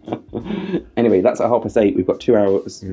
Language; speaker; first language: English; native; English